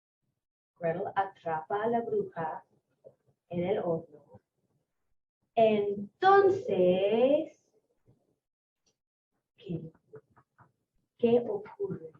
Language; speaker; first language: Spanish; non-native, fluent; English